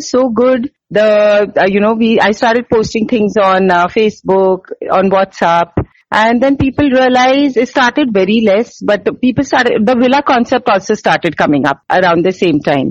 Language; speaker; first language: English; non-native, local second language; Hindi